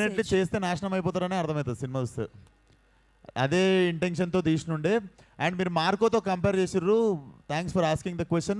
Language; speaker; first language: Telugu; native; Telugu